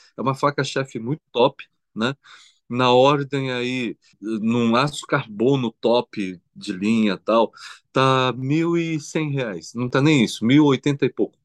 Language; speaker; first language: Portuguese; early bilingual, other home language; Korean